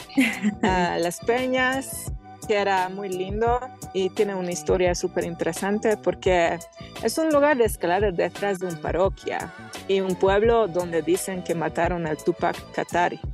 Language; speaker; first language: Spanish; non-native, fluent; Hungarian